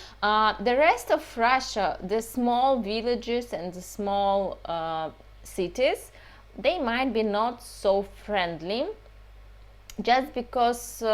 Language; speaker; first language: English; non-native, fluent; Russian